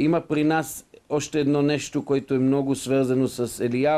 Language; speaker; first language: Bulgarian; non-native, fluent; Hebrew